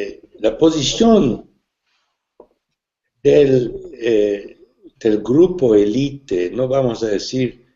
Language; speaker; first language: Spanish; non-native, fluent; English